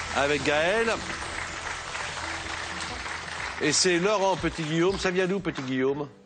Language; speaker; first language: French; native; French